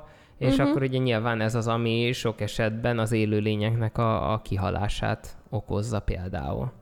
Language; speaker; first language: Hungarian; native; Hungarian